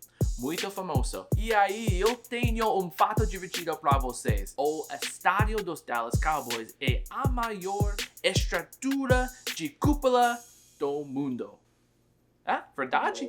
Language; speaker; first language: Portuguese; non-native, learner; English